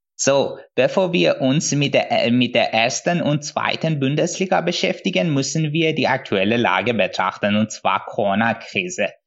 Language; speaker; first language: German; non-native, fluent; Persian